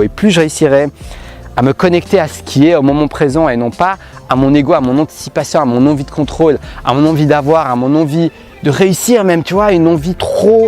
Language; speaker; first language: French; native; French